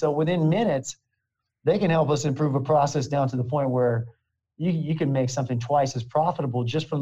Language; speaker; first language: English; native; English